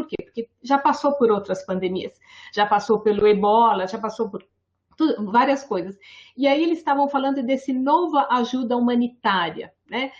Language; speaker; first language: Portuguese; native; Portuguese